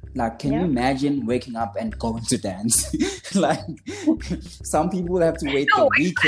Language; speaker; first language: English; non-native, local second language; Zulu